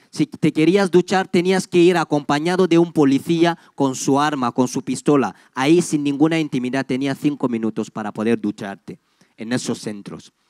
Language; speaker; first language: Spanish; non-native, fluent; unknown